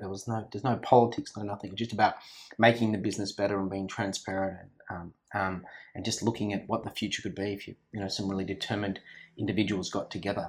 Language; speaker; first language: English; native; English